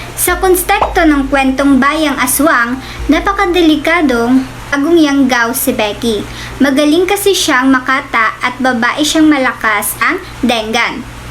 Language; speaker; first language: Filipino; non-native, local second language; Cebuano